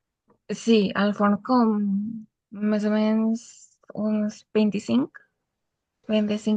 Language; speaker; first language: Catalan; non-native, learner; Spanish